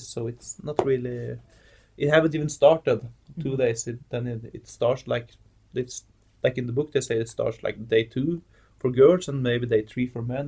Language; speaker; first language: English; non-native, fluent; Norwegian